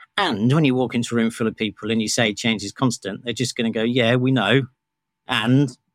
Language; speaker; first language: English; native; English